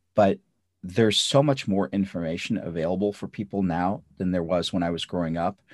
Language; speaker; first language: English; early bilingual, other home language; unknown